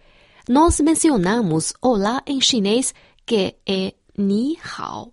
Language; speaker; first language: Portuguese; non-native, fluent; Chinese